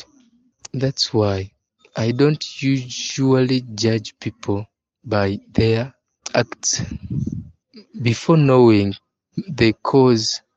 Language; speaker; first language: English; non-native, local second language; Ganda